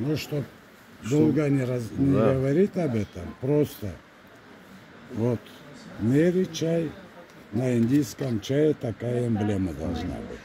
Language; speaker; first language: Russian; non-native, local second language; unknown